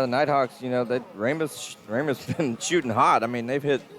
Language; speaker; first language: English; native; English